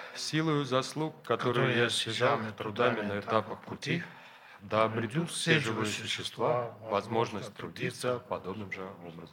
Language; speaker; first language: Russian; native; Russian